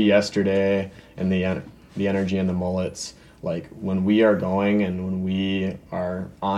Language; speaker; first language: English; native; English